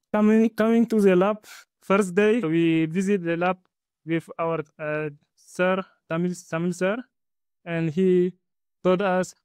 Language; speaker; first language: English; non-native, learner; Arabic